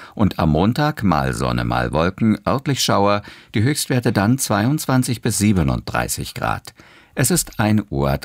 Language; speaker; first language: German; native; German